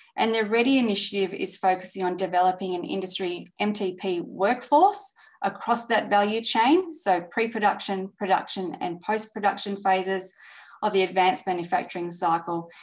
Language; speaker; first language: English; native; English